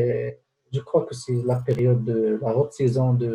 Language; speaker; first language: French; non-native, local second language; Arabic